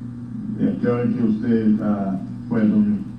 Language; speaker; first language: Spanish; non-native, fluent; English